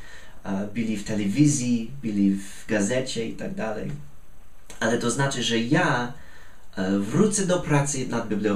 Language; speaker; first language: Polish; non-native, fluent; English